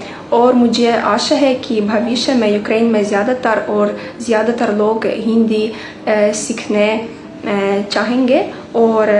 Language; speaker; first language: Hindi; non-native, learner; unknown